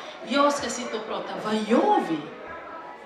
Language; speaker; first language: Swedish; non-native, fluent; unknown